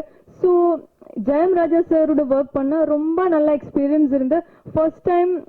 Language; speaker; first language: Tamil; non-native, learner; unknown